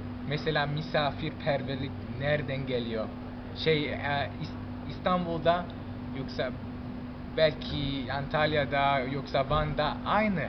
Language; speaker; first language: Turkish; non-native, learner; Chinese